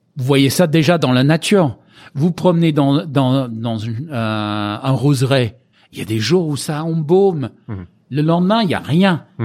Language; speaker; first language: French; non-native, fluent; English